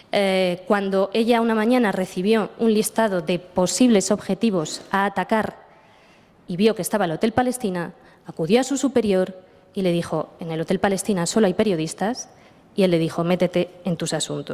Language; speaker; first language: Spanish; native; Spanish